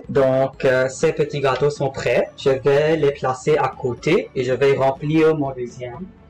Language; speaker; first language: French; non-native, local second language; English